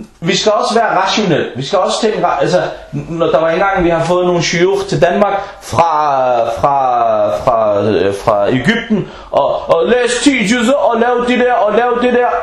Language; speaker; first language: Danish; non-native, fluent; Arabic